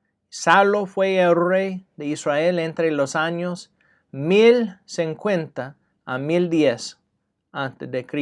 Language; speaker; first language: Spanish; non-native, fluent; English